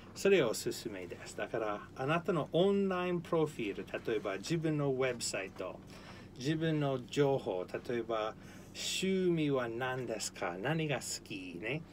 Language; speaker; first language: Japanese; non-native, learner; English